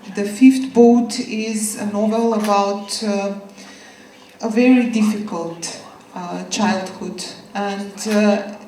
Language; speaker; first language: English; non-native, fluent; Macedonian